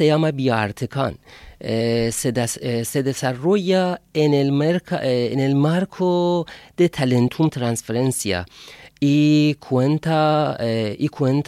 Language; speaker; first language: Spanish; non-native, fluent; Persian